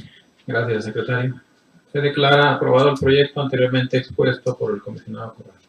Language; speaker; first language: Spanish; native; Spanish